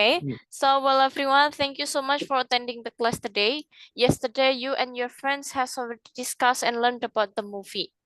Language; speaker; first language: English; non-native, fluent; Indonesian